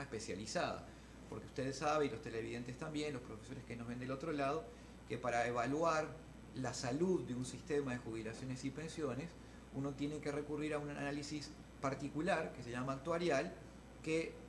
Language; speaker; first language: Spanish; native; Spanish